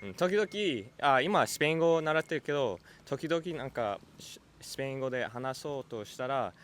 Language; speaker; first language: Japanese; early bilingual, heritage; Japanese